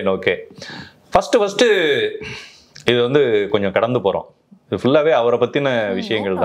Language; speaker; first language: Tamil; native; Tamil